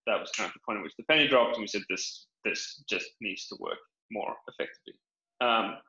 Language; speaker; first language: English; native; English